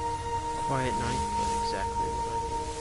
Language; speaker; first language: English; native; English